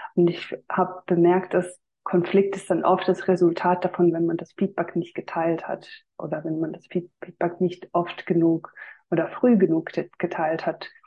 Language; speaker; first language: German; non-native, fluent; Finnish